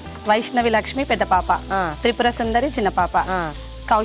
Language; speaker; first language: Telugu; native; Telugu